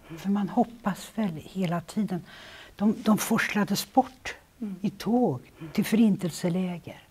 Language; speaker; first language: Swedish; native; Swedish